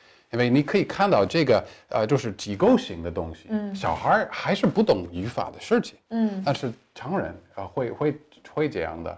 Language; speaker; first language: Chinese; non-native, fluent; English